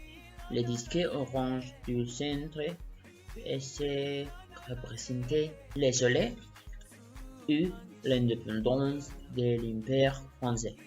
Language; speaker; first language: French; non-native, learner; Spanish